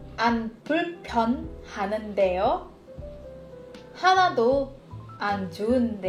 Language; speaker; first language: Korean; non-native, fluent; Indonesian